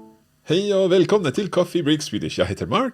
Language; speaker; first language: Swedish; non-native, learner; English